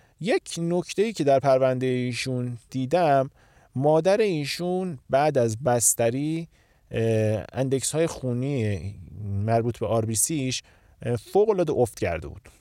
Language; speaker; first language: Persian; native; Persian